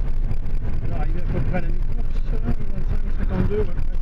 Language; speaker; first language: French; native; French